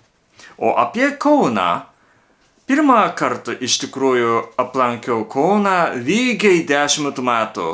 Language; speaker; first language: Lithuanian; non-native, learner; Japanese